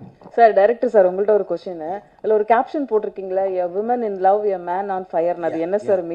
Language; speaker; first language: Tamil; native; Tamil